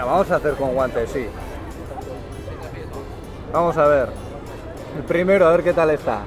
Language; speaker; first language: Spanish; native; Spanish